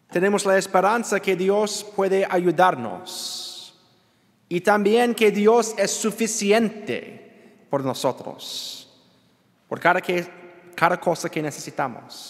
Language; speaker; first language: Spanish; non-native, learner; English